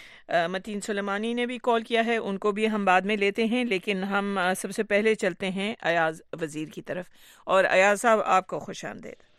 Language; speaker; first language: Urdu; native; Urdu